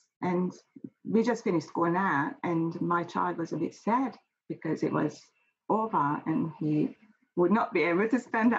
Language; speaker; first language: English; non-native, fluent; Hungarian